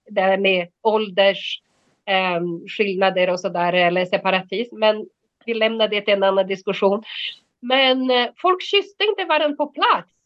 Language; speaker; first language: Swedish; non-native, fluent; Portuguese